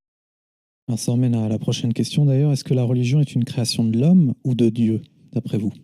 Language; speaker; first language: French; native; French